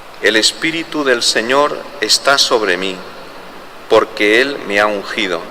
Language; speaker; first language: Spanish; native; Spanish